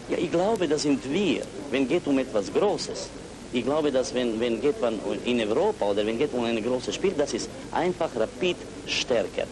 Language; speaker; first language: German; non-native, learner; Croatian